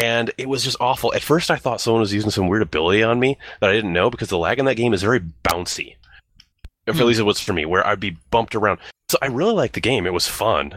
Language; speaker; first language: English; native; English